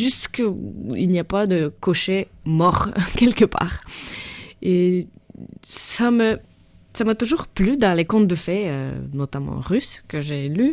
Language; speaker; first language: French; non-native, fluent; Russian